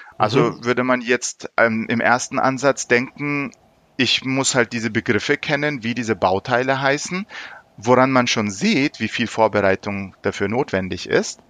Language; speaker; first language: German; early bilingual, other home language; Turkish